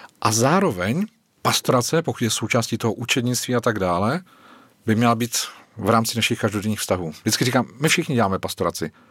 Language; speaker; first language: Czech; native; Czech